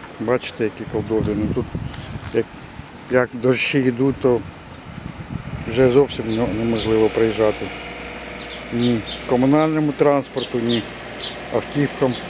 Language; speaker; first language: Ukrainian; native; Ukrainian